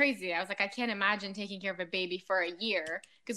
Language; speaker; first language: English; non-native, fluent; French